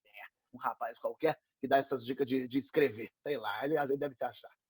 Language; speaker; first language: Portuguese; native; Portuguese